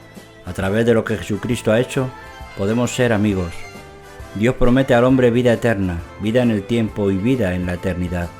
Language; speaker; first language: Spanish; native; Spanish